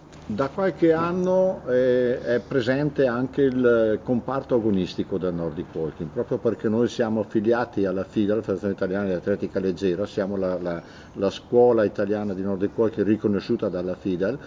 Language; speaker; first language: Italian; native; Italian